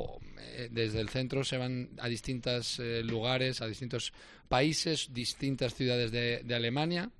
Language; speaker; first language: Spanish; native; Spanish